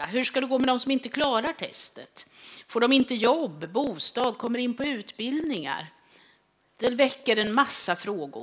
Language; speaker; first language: Swedish; native; Swedish